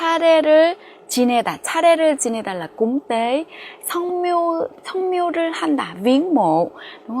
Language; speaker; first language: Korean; non-native, fluent; Vietnamese